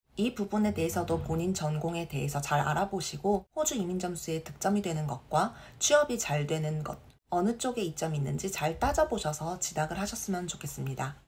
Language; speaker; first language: Korean; native; Korean